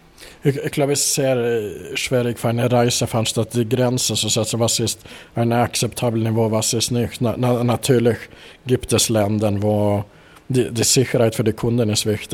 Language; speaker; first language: German; non-native, fluent; Swedish